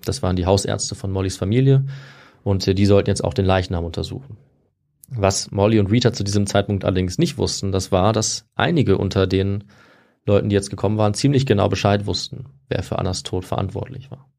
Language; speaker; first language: German; native; German